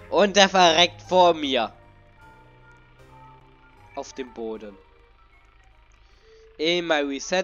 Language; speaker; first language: German; native; German